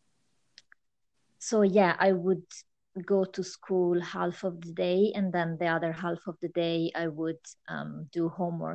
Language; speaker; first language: English; non-native, fluent; Italian